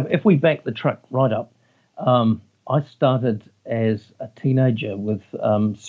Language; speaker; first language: English; native; English